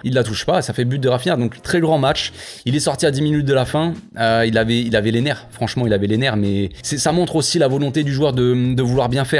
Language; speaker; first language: French; native; French